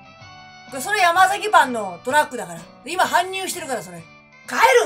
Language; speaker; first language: Japanese; native; Japanese